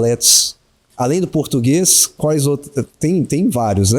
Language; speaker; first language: Portuguese; native; Portuguese